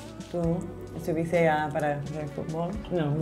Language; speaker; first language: Spanish; non-native, learner; English